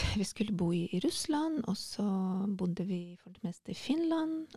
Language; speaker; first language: Norwegian; non-native, fluent; Russian